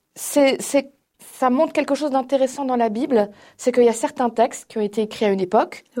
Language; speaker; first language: French; native; French